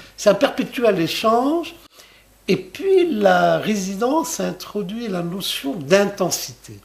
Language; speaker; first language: French; non-native, local second language; Arabic